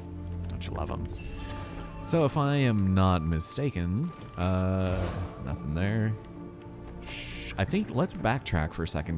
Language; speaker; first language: English; native; English